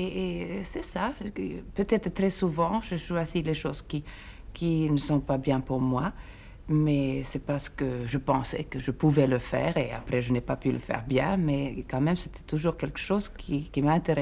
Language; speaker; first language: French; non-native, fluent; Swedish